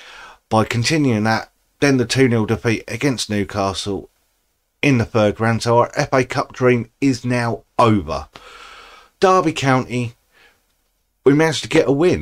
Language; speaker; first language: English; native; English